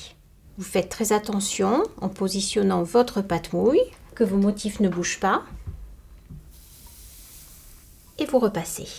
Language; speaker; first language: French; native; French